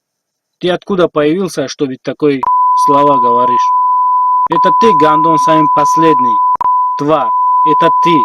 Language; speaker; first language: Russian; non-native, learner; Tajik